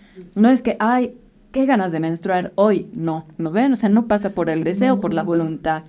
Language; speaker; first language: Spanish; native; Spanish